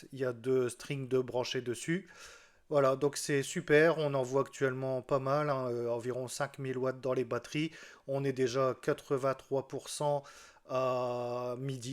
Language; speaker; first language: French; native; French